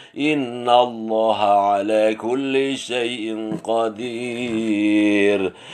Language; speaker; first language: Arabic; non-native, learner; Indonesian